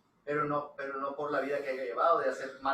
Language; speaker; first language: Spanish; native; Spanish